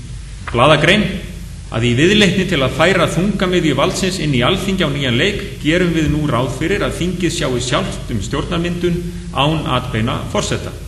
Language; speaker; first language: Icelandic; native; Icelandic